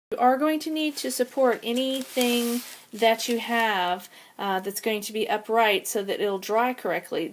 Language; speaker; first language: English; native; English